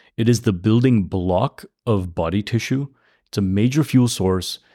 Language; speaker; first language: English; early bilingual, other home language; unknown